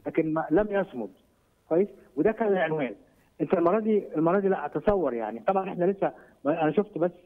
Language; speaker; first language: Egyptian Arabic; native; Egyptian Arabic